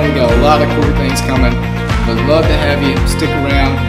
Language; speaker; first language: English; native; English